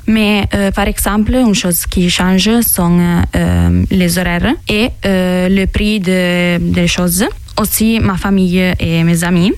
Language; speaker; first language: French; non-native, fluent; Italian